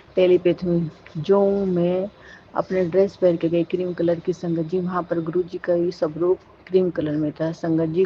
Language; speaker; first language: Hindi; native; Hindi